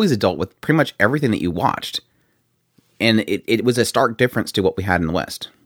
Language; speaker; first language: English; native; English